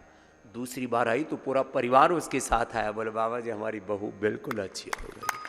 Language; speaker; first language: Hindi; native; Hindi